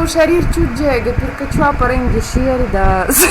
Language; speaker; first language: Hindi; non-native, fluent; Russian